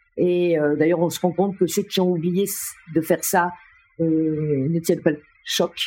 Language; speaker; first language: French; native; French